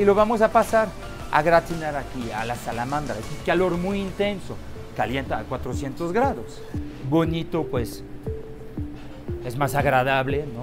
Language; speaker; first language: Spanish; non-native, fluent; French